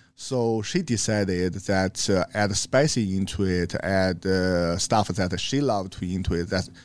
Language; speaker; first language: English; non-native, learner; Chinese